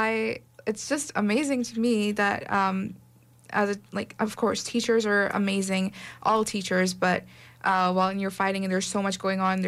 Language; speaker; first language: English; non-native, local second language; Urdu